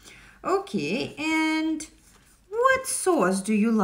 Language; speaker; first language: English; non-native, fluent; Russian